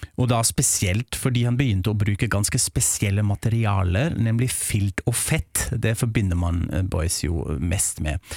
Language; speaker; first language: Norwegian; non-native, fluent; German